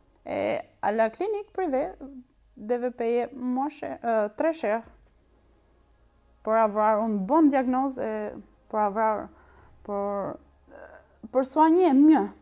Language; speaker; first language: French; non-native, learner; Albanian